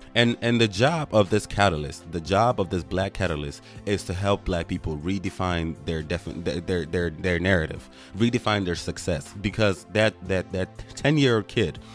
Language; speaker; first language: English; non-native, local second language; Igbo